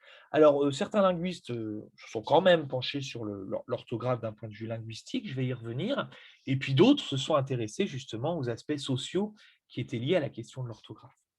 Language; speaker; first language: French; native; French